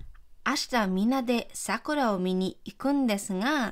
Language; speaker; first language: Japanese; non-native, fluent; Filipino